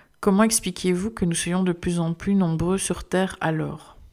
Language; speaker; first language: French; native; French